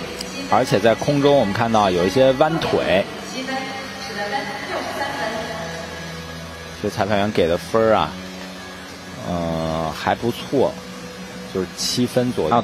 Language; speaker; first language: Chinese; native; Chinese